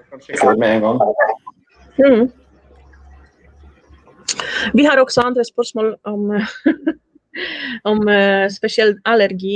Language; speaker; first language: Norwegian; non-native, fluent; Polish